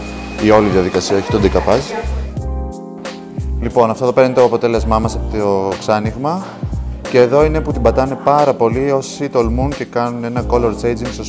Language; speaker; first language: Greek; native; Greek